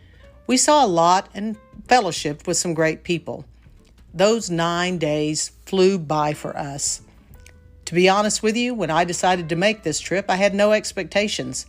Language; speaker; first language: English; native; English